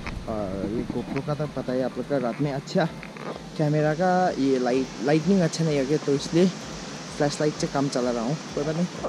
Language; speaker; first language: Hindi; non-native, local second language; Nepali